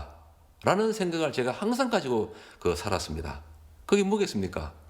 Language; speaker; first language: Korean; native; Korean